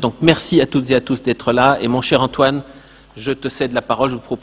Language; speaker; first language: French; native; French